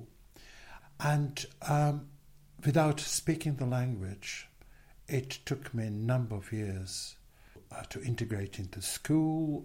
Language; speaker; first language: English; non-native, fluent; Czech